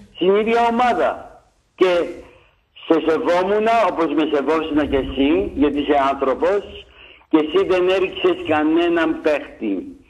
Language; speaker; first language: Greek; early bilingual, heritage; Greek